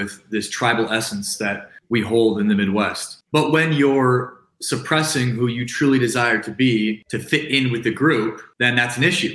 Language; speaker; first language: English; native; English